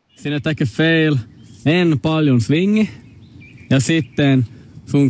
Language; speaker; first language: Finnish; non-native, local second language; Swedish